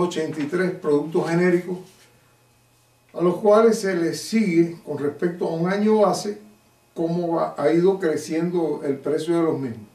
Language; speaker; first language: Spanish; native; Spanish